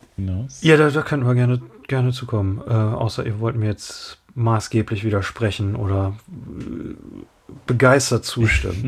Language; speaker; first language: German; native; German